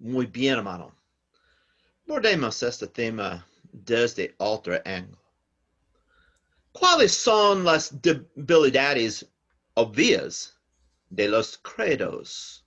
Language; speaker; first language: Spanish; non-native, learner; English